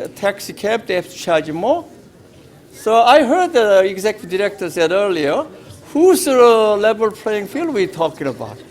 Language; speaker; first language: English; non-native, fluent; Korean